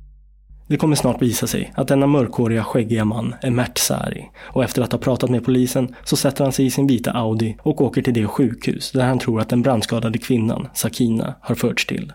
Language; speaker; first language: Swedish; native; Swedish